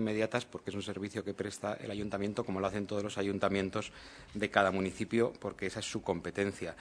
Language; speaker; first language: Spanish; native; Spanish